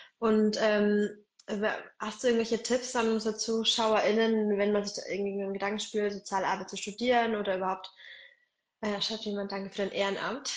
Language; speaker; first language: German; native; German